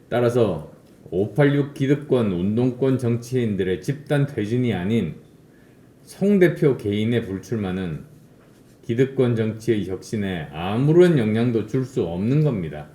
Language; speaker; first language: Korean; native; Korean